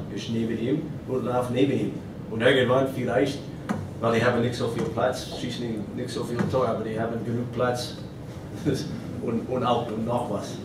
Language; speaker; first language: German; non-native, learner; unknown